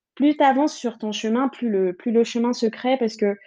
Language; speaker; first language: French; native; French